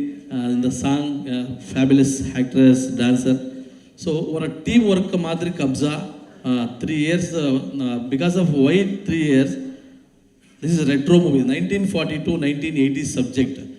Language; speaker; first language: Tamil; non-native, learner; Kannada